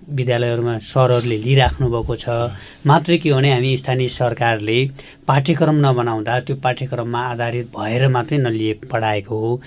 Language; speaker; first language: Nepali; native; Nepali